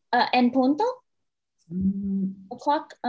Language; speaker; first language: Spanish; non-native, learner; English